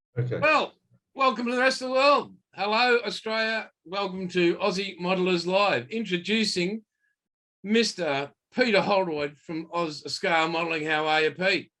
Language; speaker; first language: English; native; English